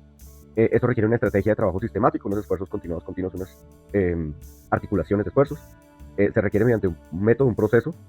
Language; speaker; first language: Spanish; native; Spanish